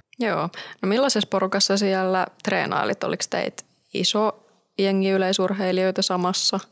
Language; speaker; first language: Finnish; native; Finnish